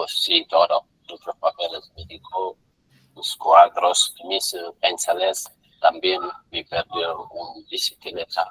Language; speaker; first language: Spanish; non-native, learner; Wolof